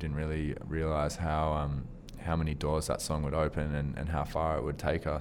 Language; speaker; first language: English; native; English